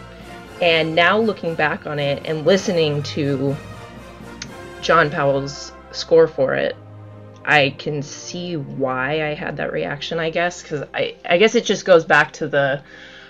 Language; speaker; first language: English; native; English